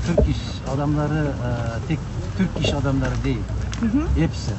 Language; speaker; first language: Turkish; non-native, learner; Kyrgyz